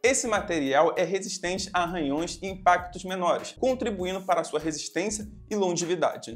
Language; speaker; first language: Portuguese; native; Portuguese